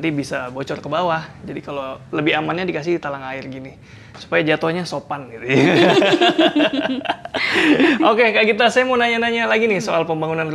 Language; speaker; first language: Indonesian; native; Indonesian